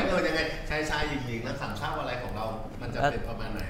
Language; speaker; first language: Thai; native; Thai